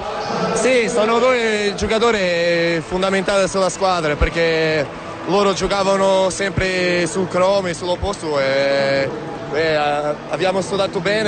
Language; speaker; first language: Italian; non-native, learner; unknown